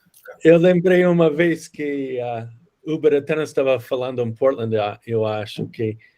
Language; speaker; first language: Portuguese; non-native, fluent; English